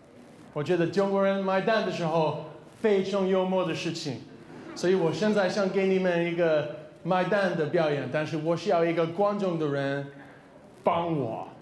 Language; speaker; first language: Chinese; non-native, learner; English